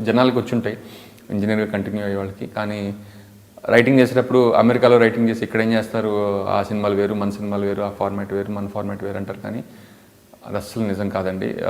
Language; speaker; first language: Telugu; native; Telugu